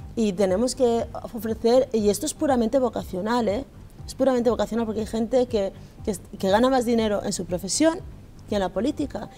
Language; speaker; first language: Spanish; native; Spanish